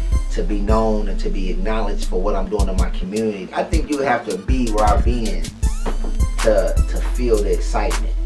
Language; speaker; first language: English; native; English